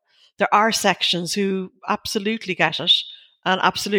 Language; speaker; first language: English; native; English